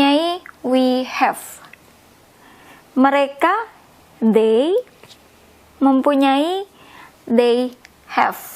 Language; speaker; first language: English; non-native, fluent; Indonesian